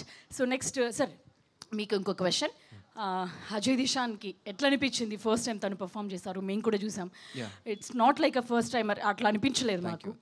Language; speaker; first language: Telugu; native; Telugu